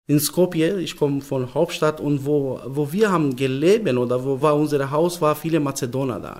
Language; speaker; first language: German; non-native, learner; Macedonian